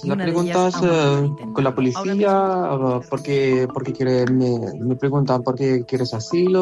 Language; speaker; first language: Spanish; non-native, learner; Arabic